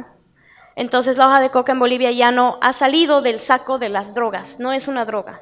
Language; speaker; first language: Spanish; native; Spanish